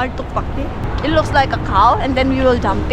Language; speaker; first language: English; non-native, learner; Filipino